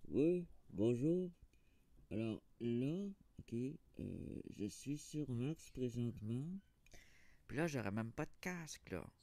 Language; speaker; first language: French; native; French